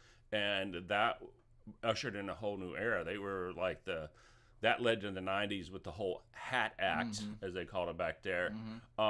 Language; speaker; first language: English; native; English